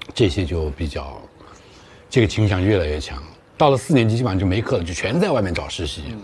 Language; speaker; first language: Chinese; native; Chinese